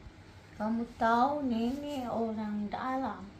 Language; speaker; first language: Indonesian; non-native, learner; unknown